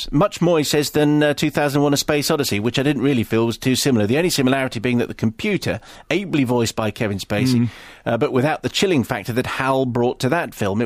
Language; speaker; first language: English; native; English